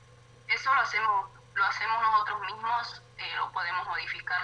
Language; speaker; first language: Spanish; native; Spanish